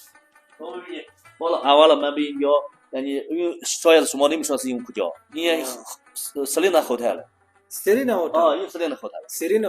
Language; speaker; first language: Persian; non-native, learner; Chinese